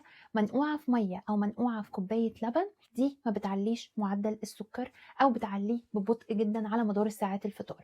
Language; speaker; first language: Arabic; native; Arabic